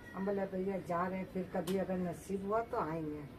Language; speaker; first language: Hindi; non-native, local second language; Bangla